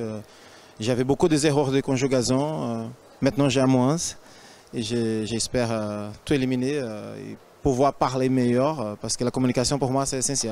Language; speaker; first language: French; non-native, learner; Portuguese